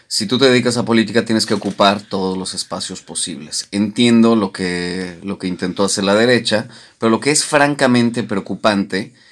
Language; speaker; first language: Spanish; native; Spanish